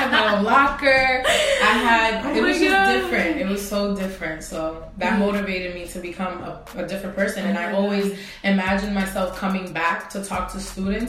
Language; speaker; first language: English; native; English